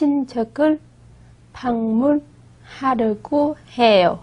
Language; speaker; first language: Korean; non-native, learner; Vietnamese